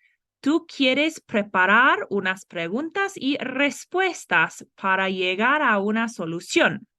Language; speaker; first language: Spanish; non-native, fluent; English